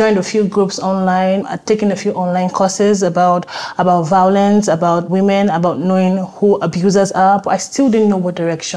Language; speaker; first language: English; non-native, local second language; Yoruba